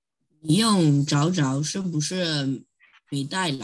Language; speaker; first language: Chinese; non-native, learner; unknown